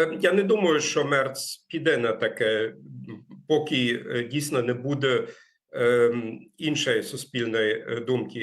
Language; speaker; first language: Ukrainian; non-native, fluent; German